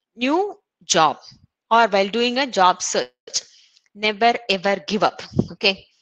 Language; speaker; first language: English; non-native, local second language; Tamil